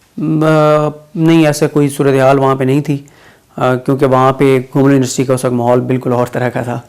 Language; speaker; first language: Urdu; non-native, local second language; Saraiki